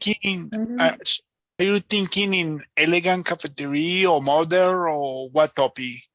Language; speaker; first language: English; non-native, learner; Spanish